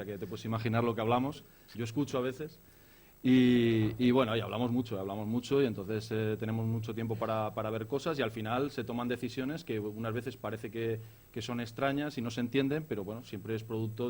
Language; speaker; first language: Spanish; native; Spanish